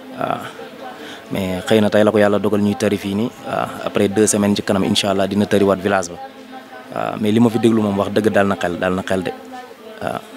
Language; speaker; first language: Wolof; non-native, local second language; Fula